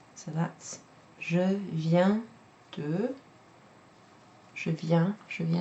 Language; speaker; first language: French; non-native, fluent; English